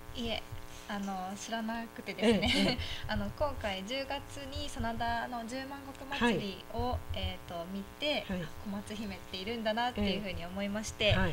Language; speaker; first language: Japanese; native; Japanese